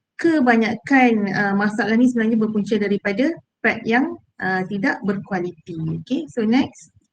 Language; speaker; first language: Malay; native; Malay